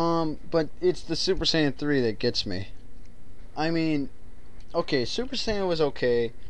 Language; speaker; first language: English; native; English